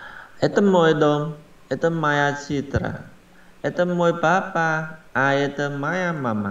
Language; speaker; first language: Russian; non-native, learner; Vietnamese